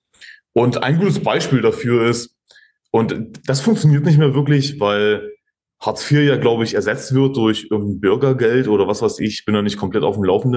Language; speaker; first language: German; native; German